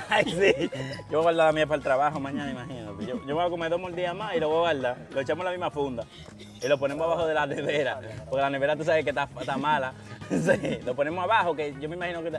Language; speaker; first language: Spanish; native; Spanish